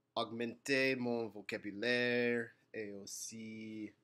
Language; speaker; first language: French; non-native, learner; English